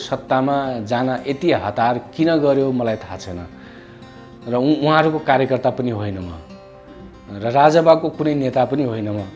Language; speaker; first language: Nepali; non-native, local second language; Dangaura Tharu